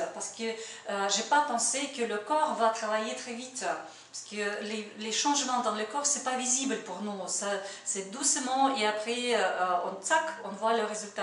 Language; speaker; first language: French; non-native, learner; Russian